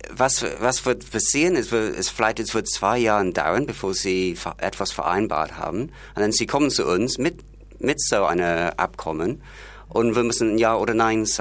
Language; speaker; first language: German; non-native, fluent; English